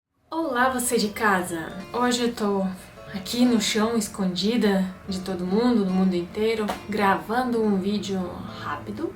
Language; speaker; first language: Portuguese; non-native, fluent; Russian